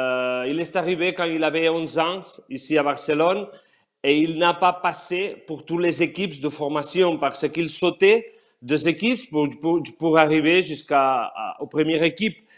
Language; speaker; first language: French; non-native, fluent; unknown